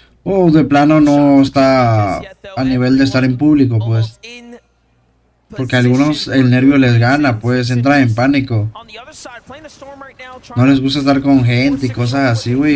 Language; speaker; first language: Spanish; native; Spanish